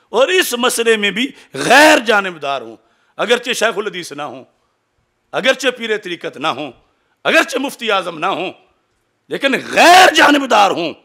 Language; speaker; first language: Urdu; non-native, local second language; Punjabi